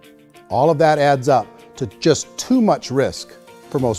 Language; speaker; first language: English; native; English